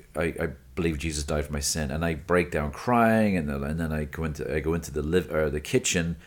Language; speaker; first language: English; native; English